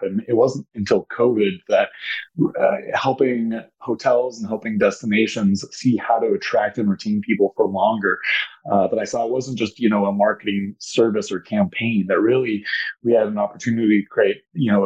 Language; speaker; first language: English; native; English